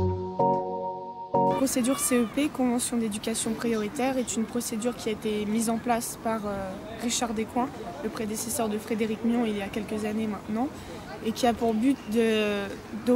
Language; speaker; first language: French; native; French